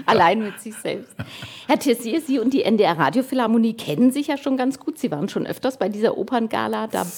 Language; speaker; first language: German; native; German